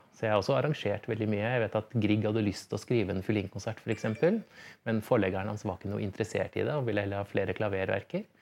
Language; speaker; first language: Norwegian; native; Norwegian